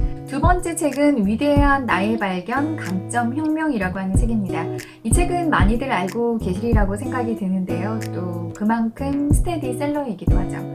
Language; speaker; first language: Korean; native; Korean